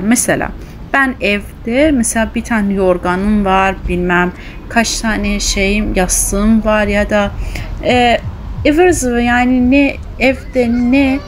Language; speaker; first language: Turkish; early bilingual, heritage; Turkish